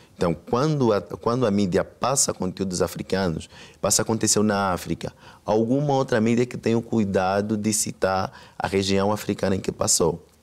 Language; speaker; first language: Portuguese; native; Portuguese